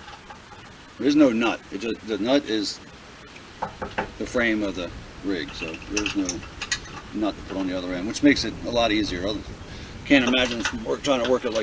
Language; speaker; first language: English; native; English